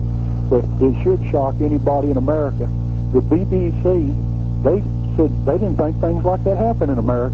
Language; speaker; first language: English; native; English